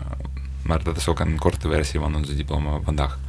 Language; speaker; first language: Dutch; non-native, learner; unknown